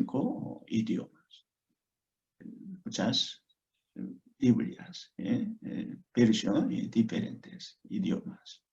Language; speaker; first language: Spanish; non-native, fluent; Korean